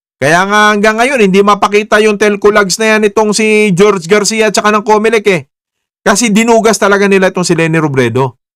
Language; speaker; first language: Filipino; native; Filipino